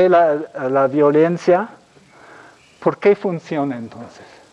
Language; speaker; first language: Spanish; non-native, fluent; English